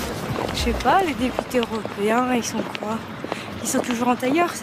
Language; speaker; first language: French; native; French